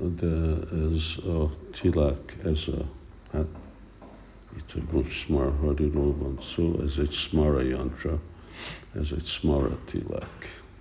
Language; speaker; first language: Hungarian; early bilingual, heritage; Hungarian